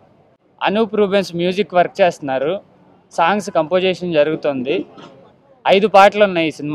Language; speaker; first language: Telugu; native; Telugu